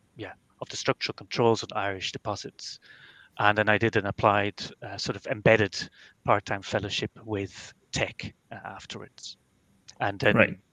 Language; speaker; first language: English; non-native, fluent; Dutch